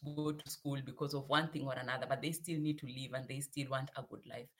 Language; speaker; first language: English; non-native, local second language; Swahili